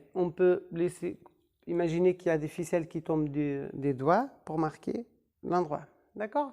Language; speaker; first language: French; non-native, fluent; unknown